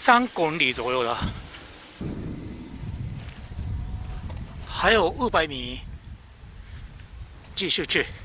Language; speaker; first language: Chinese; non-native, learner; Japanese